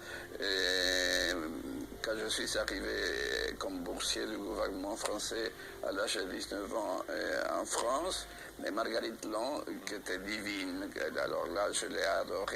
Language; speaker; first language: French; non-native, fluent; Spanish